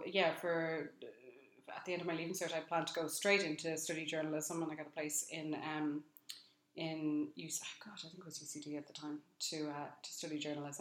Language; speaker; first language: English; native; English